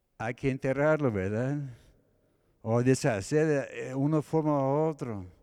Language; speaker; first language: Spanish; non-native, fluent; English